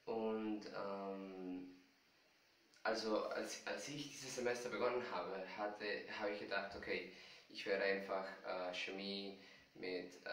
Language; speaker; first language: German; non-native, fluent; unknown